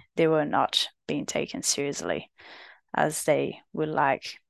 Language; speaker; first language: English; non-native, fluent; Portuguese